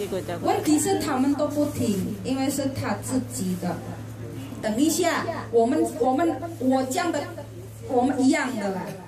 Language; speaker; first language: Chinese; non-native, learner; Indonesian